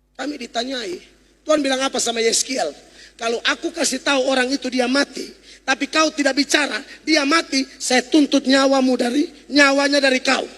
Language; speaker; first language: Indonesian; native; Indonesian